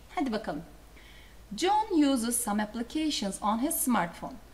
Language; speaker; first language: English; non-native, fluent; Turkish